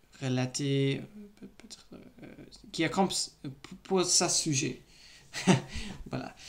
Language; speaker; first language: French; non-native, learner; English